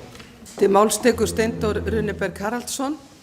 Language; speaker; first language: Icelandic; native; Icelandic